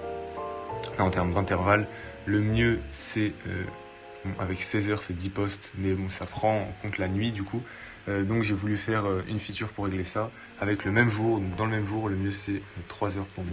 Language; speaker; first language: French; native; French